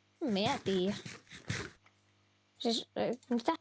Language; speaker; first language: Finnish; native; Finnish